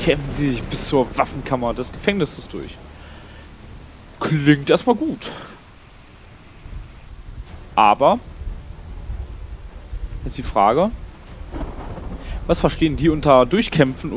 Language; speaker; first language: German; native; German